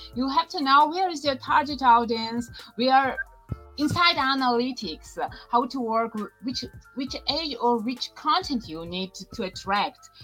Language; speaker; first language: English; non-native, fluent; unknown